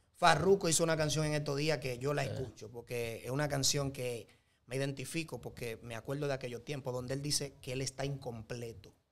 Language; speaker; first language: Spanish; native; Spanish